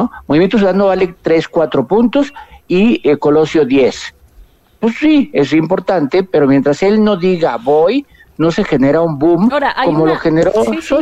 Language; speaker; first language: Spanish; native; Spanish